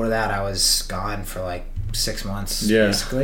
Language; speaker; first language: English; native; English